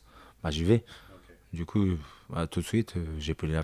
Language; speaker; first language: French; non-native, learner; Japanese